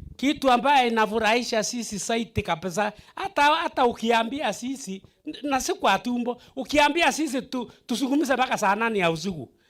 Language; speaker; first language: Swahili; non-native, local second language; Kalenjin